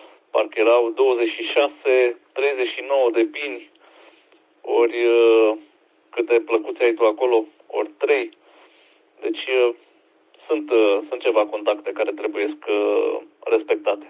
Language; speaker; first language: Romanian; native; Romanian